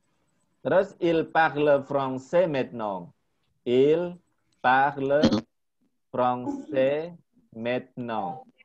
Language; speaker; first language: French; non-native, fluent; Indonesian